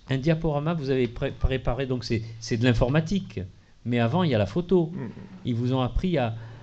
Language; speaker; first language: French; native; French